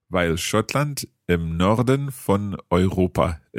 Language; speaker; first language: German; non-native, fluent; English